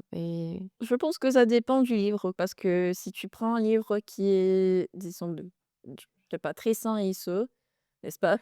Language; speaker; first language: French; non-native, fluent; Spanish